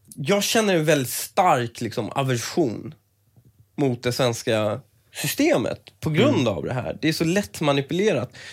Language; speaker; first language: Swedish; early bilingual, other home language; Persian